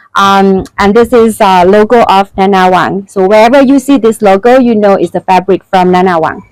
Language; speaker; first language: English; non-native, fluent; Thai